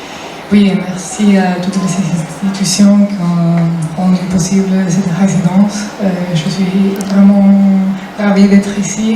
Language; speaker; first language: French; non-native, fluent; Spanish